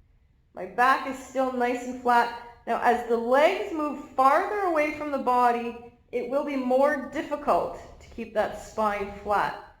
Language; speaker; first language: English; native; English